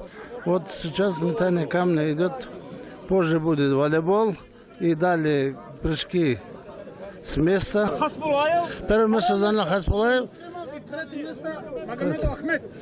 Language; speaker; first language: Russian; non-native, local second language; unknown